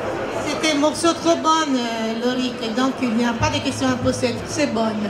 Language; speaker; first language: French; non-native, fluent; Italian